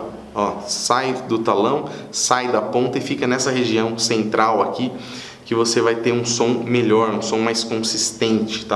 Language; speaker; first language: Portuguese; native; Portuguese